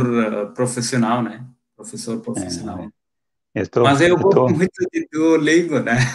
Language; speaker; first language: Portuguese; non-native, local second language; Hindi